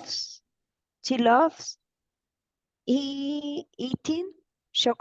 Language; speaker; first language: English; non-native, learner; Spanish